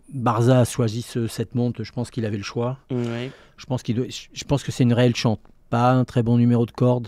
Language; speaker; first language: French; native; French